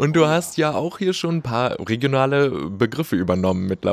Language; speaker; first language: German; native; German